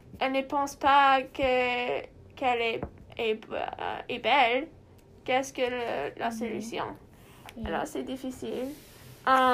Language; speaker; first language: French; non-native, learner; English